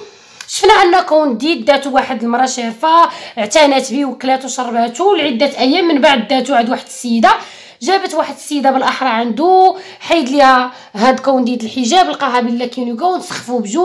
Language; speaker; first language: Arabic; native; Arabic